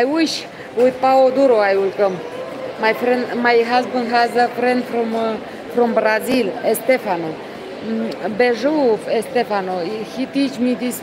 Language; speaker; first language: English; non-native, learner; Romanian